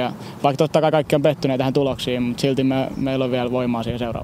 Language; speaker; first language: Finnish; native; Finnish